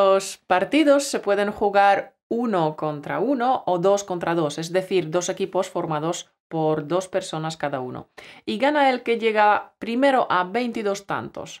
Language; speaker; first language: Spanish; native; Spanish